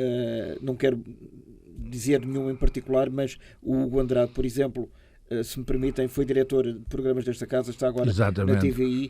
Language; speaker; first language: Portuguese; native; Portuguese